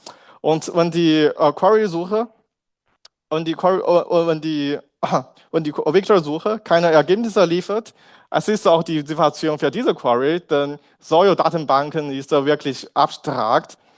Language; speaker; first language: German; non-native, learner; Chinese